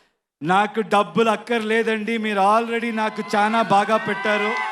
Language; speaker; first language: Telugu; non-native, learner; Kannada